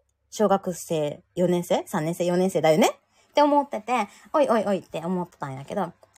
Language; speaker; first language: Japanese; native; Japanese